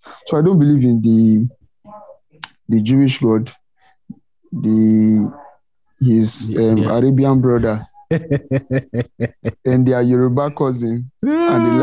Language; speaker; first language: English; non-native, local second language; Igbo